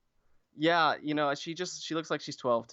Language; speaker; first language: English; native; English